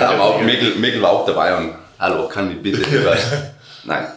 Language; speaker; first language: German; non-native, learner; Danish